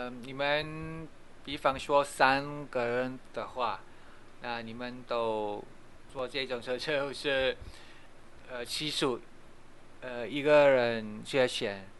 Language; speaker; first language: Chinese; non-native, fluent; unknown